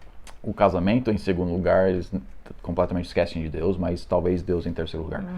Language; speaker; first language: Portuguese; non-native, fluent; English